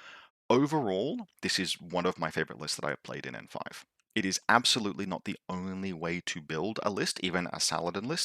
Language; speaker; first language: English; native; English